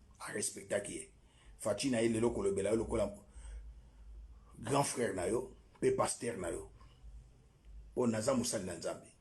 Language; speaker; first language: Lingala; non-native, local second language; Luba-Lulua